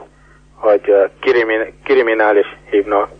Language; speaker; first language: Hungarian; non-native, learner; Arabic